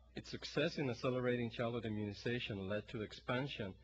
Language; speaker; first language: English; non-native, local second language; Spanish